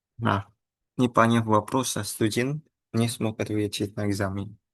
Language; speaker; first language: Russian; non-native, learner; Indonesian